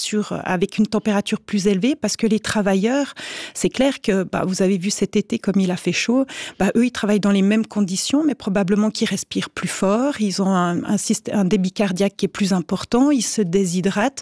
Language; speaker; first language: French; native; French